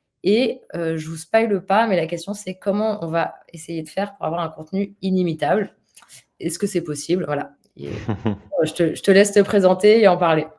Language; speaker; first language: French; native; French